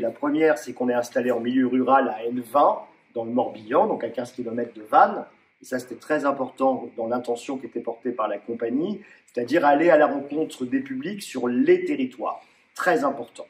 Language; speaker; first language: French; native; French